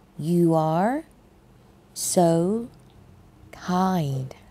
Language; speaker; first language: English; non-native, fluent; Thai